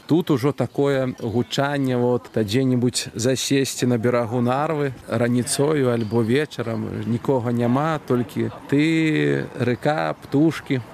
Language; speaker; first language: Belarusian; native; Belarusian